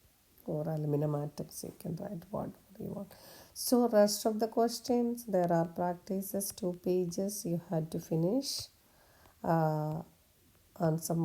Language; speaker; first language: English; non-native, local second language; Malayalam